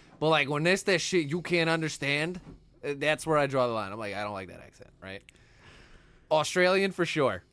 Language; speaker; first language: English; native; English